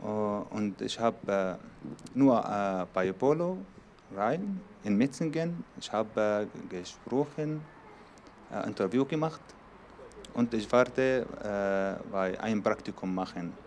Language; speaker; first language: German; non-native, learner; Arabic